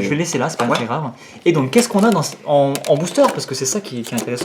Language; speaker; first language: French; native; French